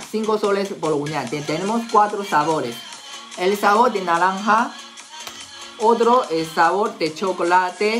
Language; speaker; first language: Spanish; non-native, learner; Chinese